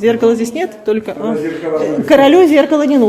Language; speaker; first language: Russian; native; Russian